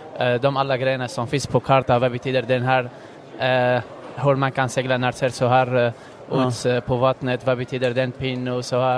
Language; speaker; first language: Swedish; non-native, fluent; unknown